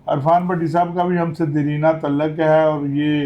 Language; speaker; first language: Urdu; non-native, local second language; Punjabi